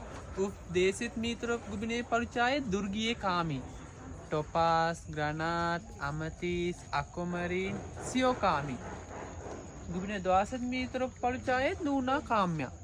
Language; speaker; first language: Russian; non-native, learner; Sinhala